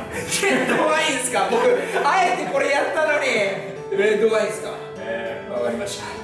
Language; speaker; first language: Japanese; native; Japanese